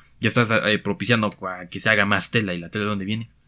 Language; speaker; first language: Spanish; native; Spanish